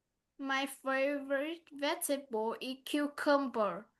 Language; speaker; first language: English; non-native, learner; Vietnamese